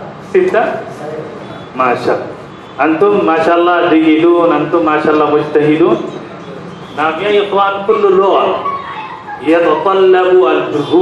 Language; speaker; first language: Arabic; non-native, fluent; Urdu